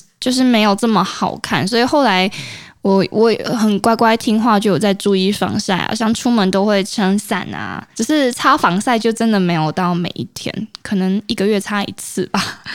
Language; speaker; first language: Chinese; native; Chinese